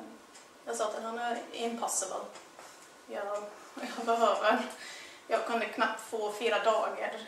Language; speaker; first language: Swedish; non-native, fluent; English